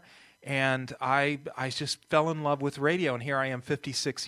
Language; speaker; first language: English; early bilingual, other home language; Italian